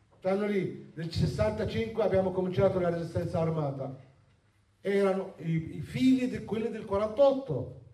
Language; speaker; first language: Italian; non-native, fluent; Arabic